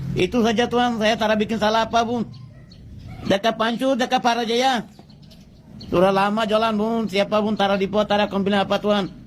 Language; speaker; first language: Malay; non-native, learner; Bangla